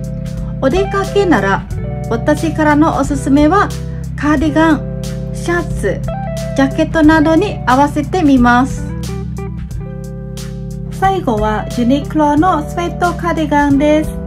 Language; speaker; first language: Japanese; non-native, fluent; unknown